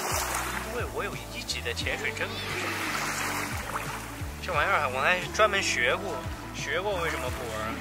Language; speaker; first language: Chinese; native; Chinese